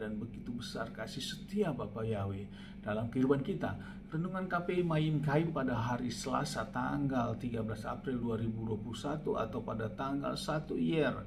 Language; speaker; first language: Indonesian; native; Indonesian